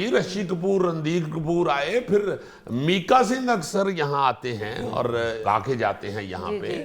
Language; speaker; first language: Urdu; native; Urdu